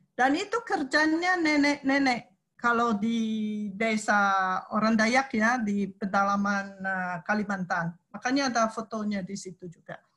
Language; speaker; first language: Indonesian; non-native, fluent; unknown